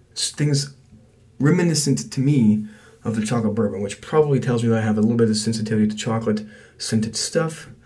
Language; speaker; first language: English; native; English